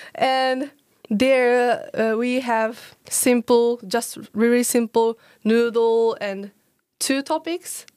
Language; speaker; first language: English; non-native, learner; Japanese